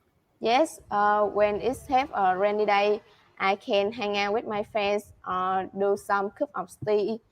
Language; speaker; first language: English; non-native, learner; Vietnamese